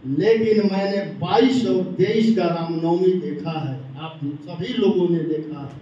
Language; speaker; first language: Hindi; native; Hindi